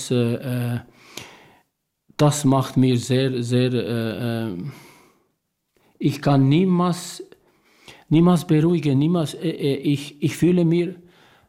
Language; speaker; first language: German; non-native, learner; Albanian